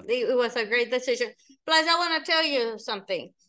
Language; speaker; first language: English; non-native, fluent; Spanish